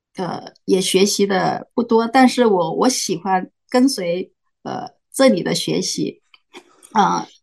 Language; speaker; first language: Chinese; non-native, local second language; Cantonese